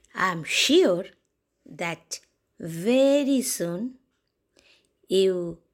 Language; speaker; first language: English; non-native, local second language; Bangla